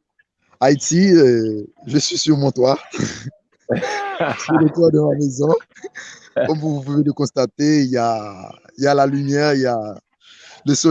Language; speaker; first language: French; non-native, local second language; Haitian Creole